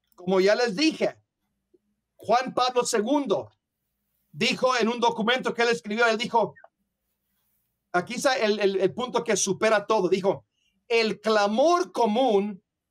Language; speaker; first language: Spanish; early bilingual, other home language; English